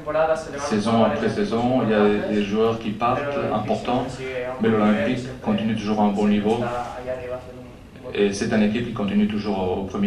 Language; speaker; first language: French; non-native, fluent; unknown